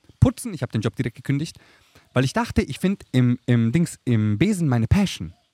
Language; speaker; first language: German; early bilingual, other home language; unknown